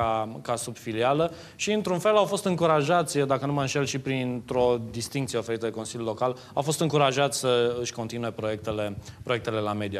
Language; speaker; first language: Romanian; native; Romanian